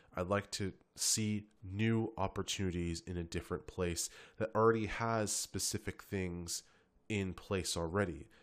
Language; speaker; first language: English; native; English